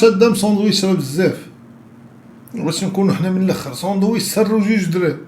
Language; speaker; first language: Arabic; native; Arabic